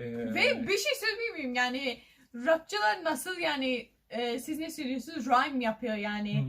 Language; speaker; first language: Turkish; non-native, learner; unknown